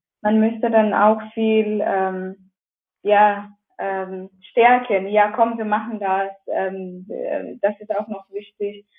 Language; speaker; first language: German; non-native, fluent; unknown